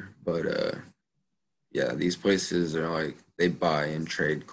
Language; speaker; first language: English; native; English